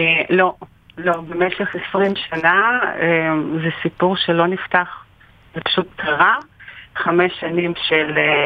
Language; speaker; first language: Hebrew; non-native, fluent; Russian